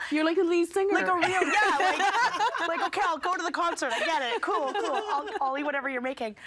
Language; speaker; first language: English; native; English